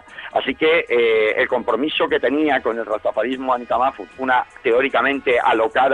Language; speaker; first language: Spanish; native; Spanish